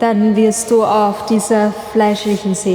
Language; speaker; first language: German; non-native, fluent; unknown